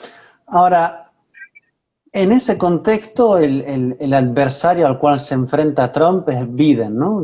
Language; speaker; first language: Spanish; native; Spanish